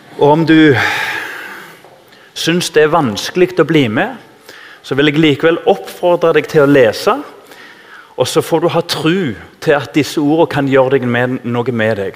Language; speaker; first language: Norwegian; native; Norwegian